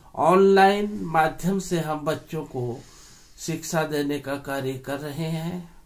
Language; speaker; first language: Hindi; native; Hindi